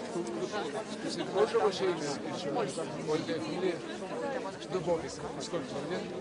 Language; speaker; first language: Russian; non-native, fluent; Lithuanian